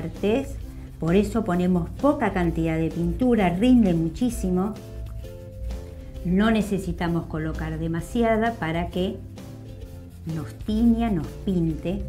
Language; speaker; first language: Spanish; native; Spanish